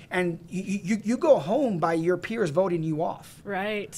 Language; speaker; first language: English; native; English